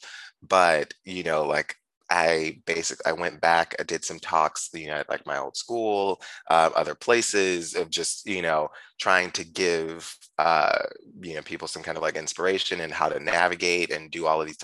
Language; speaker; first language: English; native; English